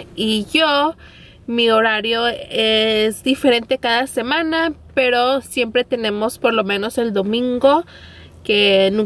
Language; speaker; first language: Spanish; early bilingual, heritage; Spanish